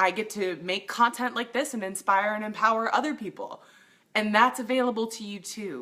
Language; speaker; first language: English; native; English